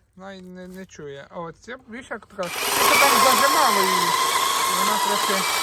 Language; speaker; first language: Ukrainian; native; Ukrainian